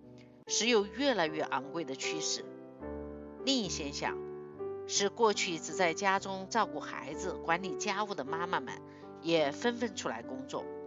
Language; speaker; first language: Chinese; native; Chinese